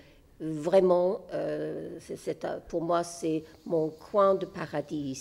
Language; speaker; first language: French; non-native, fluent; English